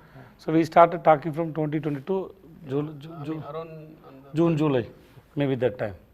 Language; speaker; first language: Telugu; non-native, learner; Tamil